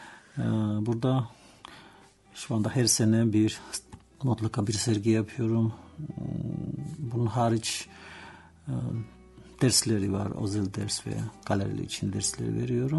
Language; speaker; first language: Turkish; non-native, learner; Georgian